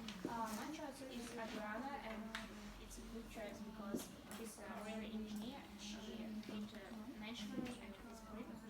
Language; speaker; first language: English; non-native, learner; Ukrainian